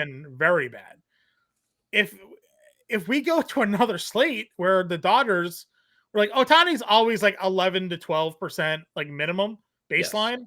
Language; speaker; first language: English; native; English